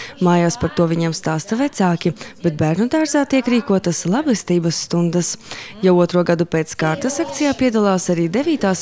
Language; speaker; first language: Latvian; non-native, local second language; Russian